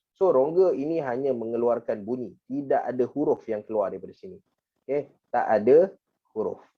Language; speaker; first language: Malay; native; Malay